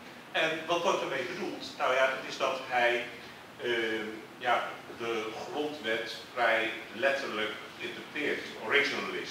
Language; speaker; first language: Dutch; native; Dutch